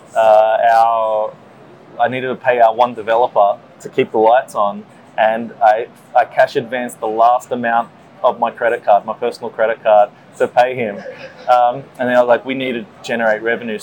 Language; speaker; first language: English; native; English